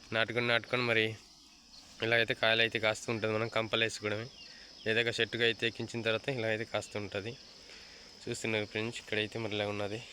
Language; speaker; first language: Telugu; non-native, local second language; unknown